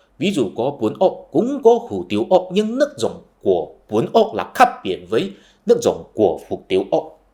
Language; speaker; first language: Vietnamese; non-native, fluent; Chinese